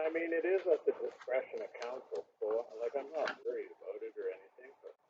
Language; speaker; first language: English; native; English